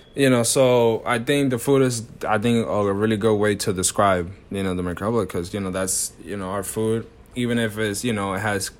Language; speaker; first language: English; non-native, fluent; Spanish